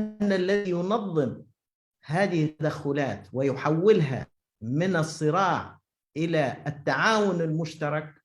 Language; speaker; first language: Arabic; native; Arabic